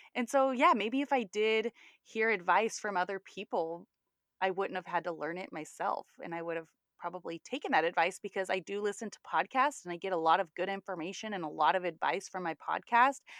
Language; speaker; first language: English; native; English